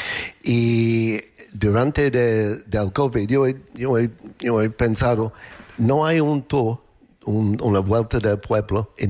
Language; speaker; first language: Spanish; non-native, learner; English